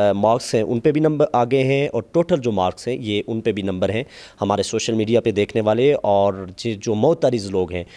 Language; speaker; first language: Urdu; non-native, local second language; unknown